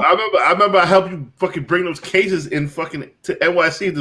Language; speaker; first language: English; native; English